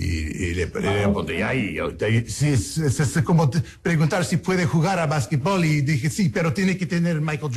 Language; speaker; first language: Spanish; non-native, learner; English